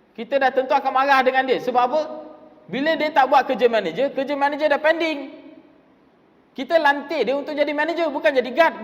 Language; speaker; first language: Malay; non-native, local second language; Tamil